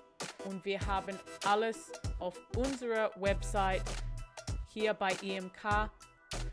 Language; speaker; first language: German; non-native, fluent; English